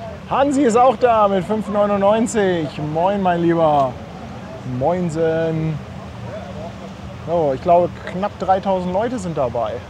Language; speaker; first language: German; native; German